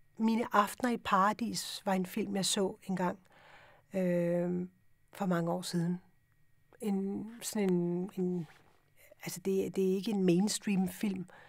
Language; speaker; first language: Danish; early bilingual, other home language; Urdu